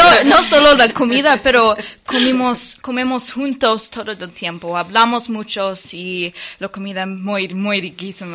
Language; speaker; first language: Spanish; non-native, learner; English